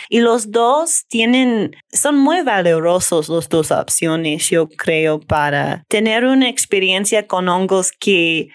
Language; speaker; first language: Spanish; non-native, learner; English